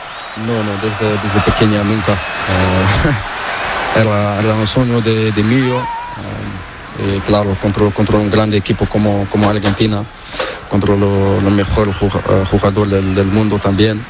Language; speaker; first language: Spanish; non-native, learner; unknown